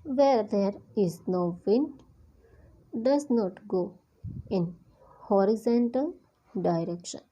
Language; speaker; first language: English; non-native, local second language; Gujarati